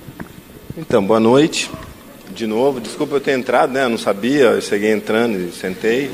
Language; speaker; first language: Portuguese; native; Portuguese